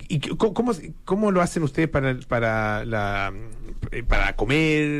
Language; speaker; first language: Spanish; native; Spanish